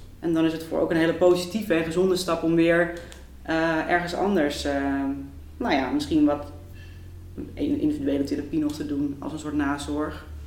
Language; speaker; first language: Dutch; native; Dutch